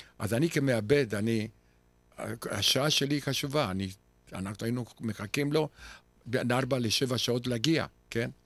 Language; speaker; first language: Hebrew; non-native, fluent; Romanian